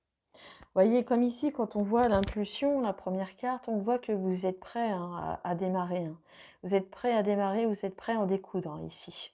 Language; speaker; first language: French; native; French